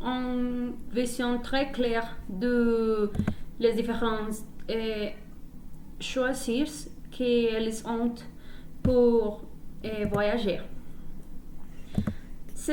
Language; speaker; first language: French; non-native, learner; Spanish